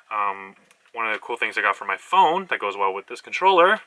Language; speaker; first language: English; native; English